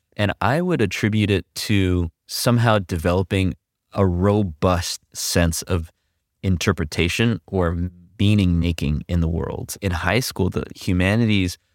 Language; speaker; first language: English; native; English